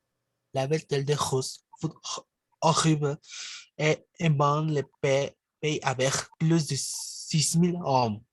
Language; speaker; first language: French; non-native, learner; Spanish